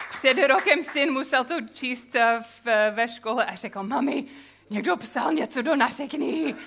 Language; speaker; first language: Czech; non-native, fluent; English